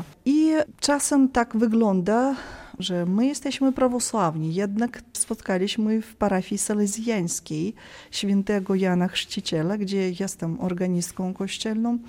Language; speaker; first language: Polish; early bilingual, heritage; Polish